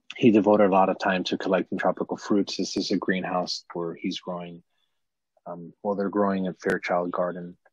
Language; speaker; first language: English; native; English